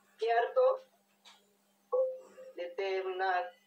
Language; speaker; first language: Spanish; non-native, learner; Portuguese